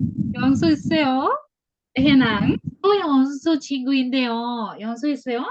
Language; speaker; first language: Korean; non-native, fluent; Sinhala